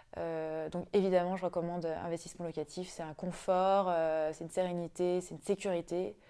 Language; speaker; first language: French; native; French